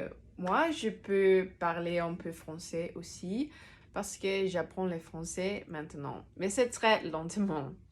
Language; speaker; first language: French; non-native, learner; Danish